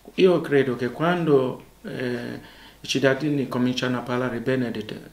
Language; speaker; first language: Italian; non-native, learner; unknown